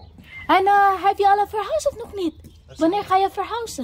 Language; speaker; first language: Dutch; non-native, learner; Filipino